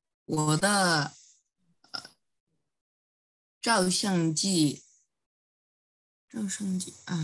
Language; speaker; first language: Chinese; non-native, learner; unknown